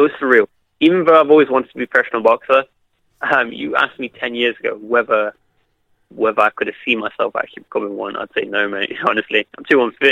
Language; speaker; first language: English; native; English